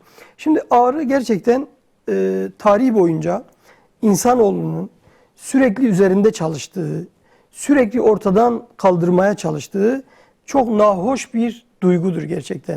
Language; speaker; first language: Turkish; non-native, local second language; Kurdish